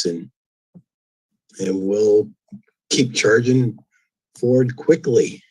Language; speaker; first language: English; native; English